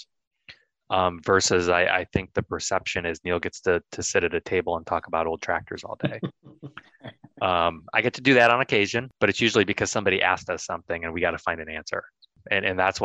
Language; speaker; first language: English; native; English